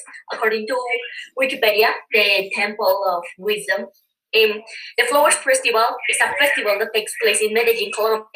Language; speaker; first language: English; non-native, learner; Spanish